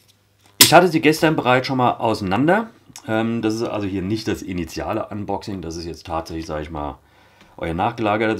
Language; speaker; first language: German; native; German